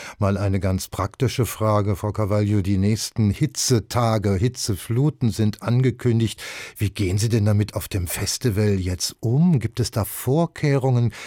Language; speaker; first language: German; native; German